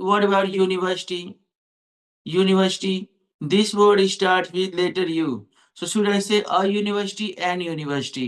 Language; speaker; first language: English; non-native, local second language; Hindi